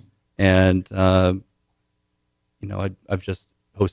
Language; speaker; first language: English; native; English